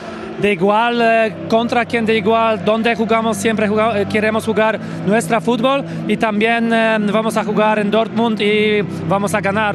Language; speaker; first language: Spanish; non-native, fluent; Polish